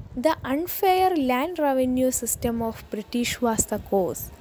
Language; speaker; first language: English; non-native, local second language; Malayalam